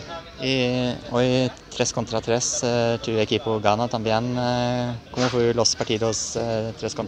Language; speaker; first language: Spanish; non-native, learner; Norwegian